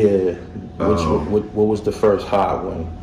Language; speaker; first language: English; native; English